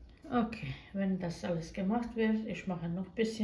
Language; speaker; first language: German; non-native, fluent; Croatian